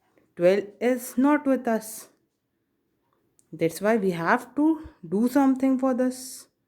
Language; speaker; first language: English; non-native, local second language; Hindi